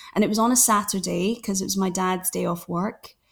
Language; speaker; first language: English; native; English